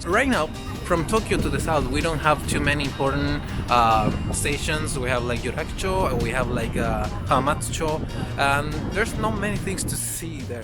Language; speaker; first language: English; non-native, fluent; Spanish